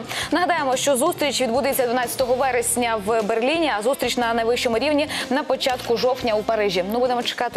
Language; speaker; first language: Ukrainian; native; Ukrainian